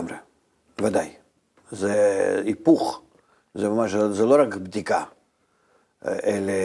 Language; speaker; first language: Hebrew; non-native, fluent; Russian